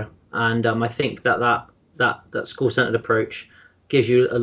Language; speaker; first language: English; native; English